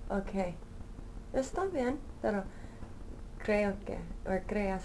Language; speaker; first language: Spanish; early bilingual, heritage; Spanish